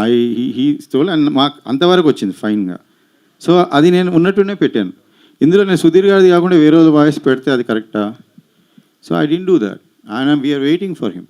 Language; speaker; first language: Telugu; native; Telugu